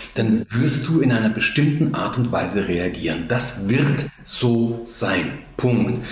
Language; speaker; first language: German; native; German